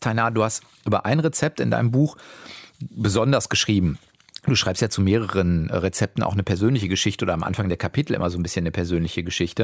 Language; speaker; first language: German; native; German